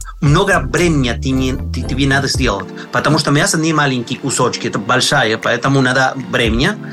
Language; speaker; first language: Russian; non-native, learner; Spanish